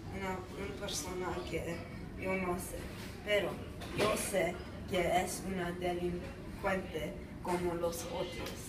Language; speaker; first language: Spanish; non-native, learner; English